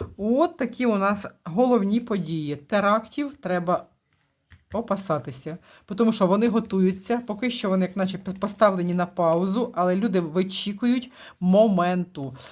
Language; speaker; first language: Ukrainian; non-native, local second language; Russian